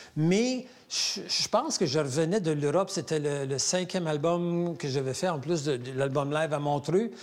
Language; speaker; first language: French; native; French